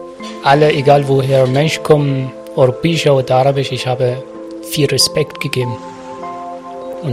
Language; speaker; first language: German; non-native, local second language; Arabic